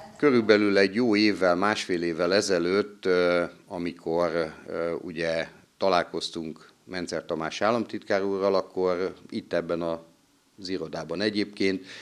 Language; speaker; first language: Hungarian; native; Hungarian